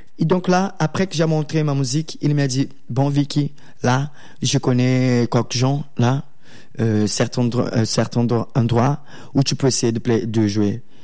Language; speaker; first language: French; non-native, learner; Portuguese